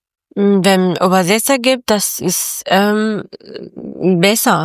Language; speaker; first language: German; non-native, fluent; Persian